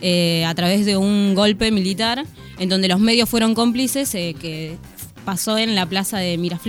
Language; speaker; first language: Spanish; native; Spanish